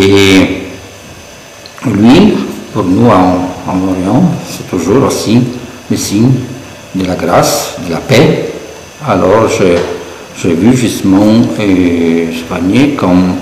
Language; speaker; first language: French; non-native, fluent; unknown